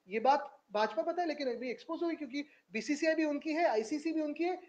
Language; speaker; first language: Hindi; non-native, local second language; Marathi